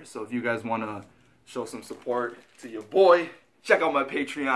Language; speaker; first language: English; native; English